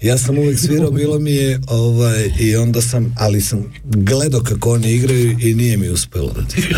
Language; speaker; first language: Serbian; native; Serbian